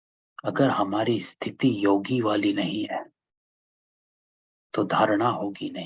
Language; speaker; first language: Hindi; native; Hindi